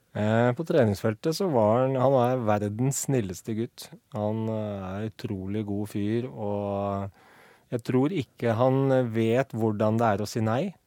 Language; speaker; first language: Norwegian; native; Norwegian